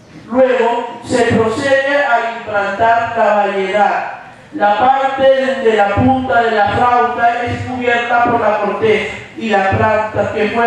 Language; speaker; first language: Spanish; native; Spanish